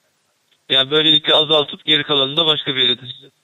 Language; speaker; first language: Turkish; native; Turkish